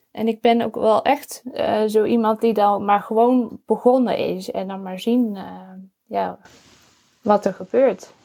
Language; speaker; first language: Dutch; native; Dutch